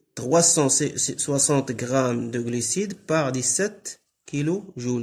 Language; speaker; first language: French; non-native, local second language; Arabic